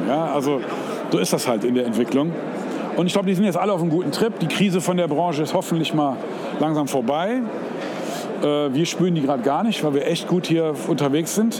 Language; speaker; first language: German; native; German